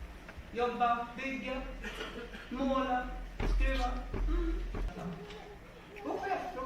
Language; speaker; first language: Swedish; non-native, learner; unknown